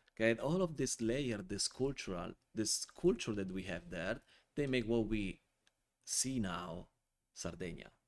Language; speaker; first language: English; non-native, fluent; Italian